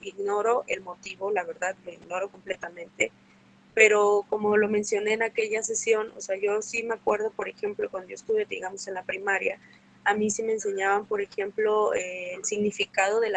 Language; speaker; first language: Spanish; native; Spanish